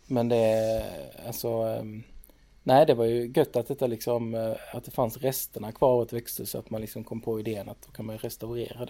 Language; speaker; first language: Swedish; native; Swedish